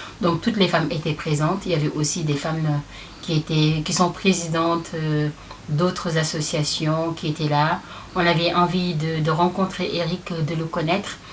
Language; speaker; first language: French; non-native, local second language; Wolof